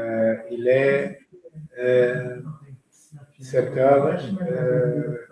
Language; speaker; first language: French; non-native, learner; Portuguese